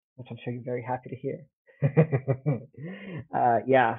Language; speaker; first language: English; early bilingual, heritage; Italian